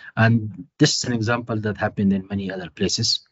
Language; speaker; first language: English; non-native, fluent; Persian